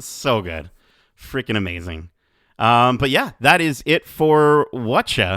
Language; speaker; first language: English; native; English